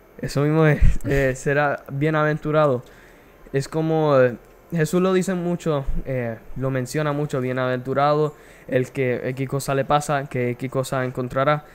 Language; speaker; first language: Spanish; early bilingual, heritage; Spanish